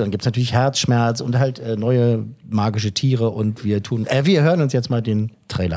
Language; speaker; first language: German; native; German